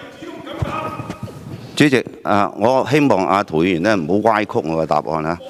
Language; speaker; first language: Chinese; non-native, local second language; Cantonese